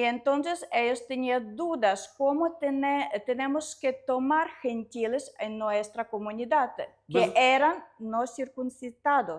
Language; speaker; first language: Spanish; non-native, learner; Russian